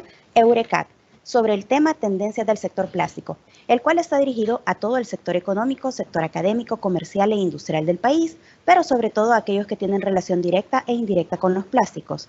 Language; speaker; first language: Spanish; native; Spanish